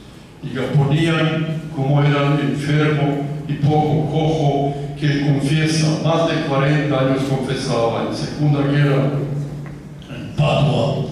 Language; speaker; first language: Spanish; non-native, fluent; Croatian